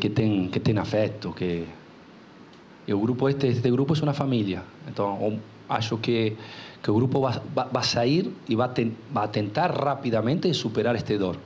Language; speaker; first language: Portuguese; non-native, local second language; Spanish